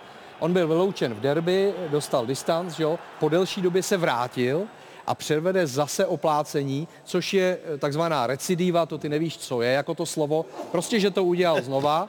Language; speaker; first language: Czech; native; Czech